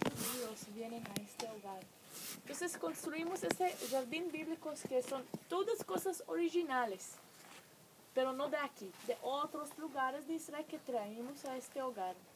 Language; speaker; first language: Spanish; non-native, fluent; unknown